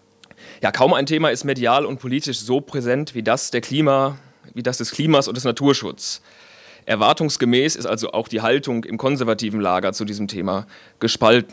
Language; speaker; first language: German; native; German